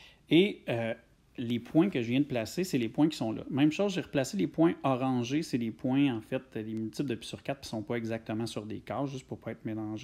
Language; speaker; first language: French; native; French